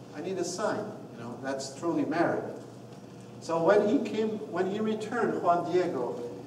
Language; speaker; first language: English; non-native, fluent; Arabic